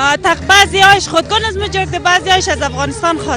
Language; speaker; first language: Persian; native; Persian